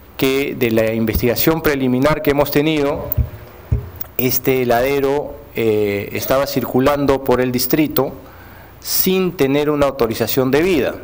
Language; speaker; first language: Spanish; native; Spanish